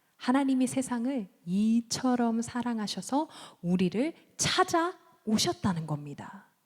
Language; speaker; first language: Korean; early bilingual, heritage; Korean